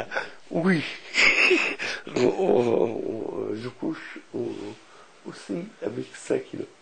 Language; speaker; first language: French; non-native, local second language; Arabic